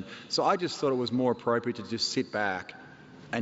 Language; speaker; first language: English; native; English